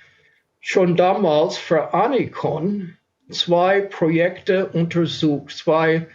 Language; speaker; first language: German; non-native, fluent; English